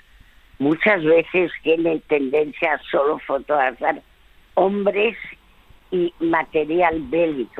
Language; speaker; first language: Spanish; non-native, fluent; French